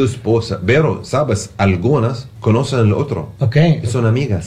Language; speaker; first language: Spanish; non-native, learner; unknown